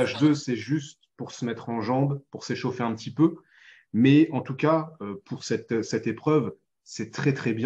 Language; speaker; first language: French; native; French